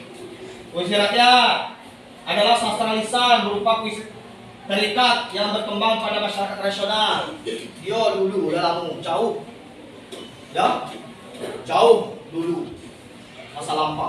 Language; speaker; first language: Indonesian; native; Indonesian